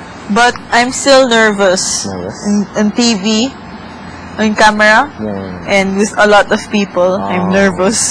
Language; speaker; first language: English; non-native, local second language; Filipino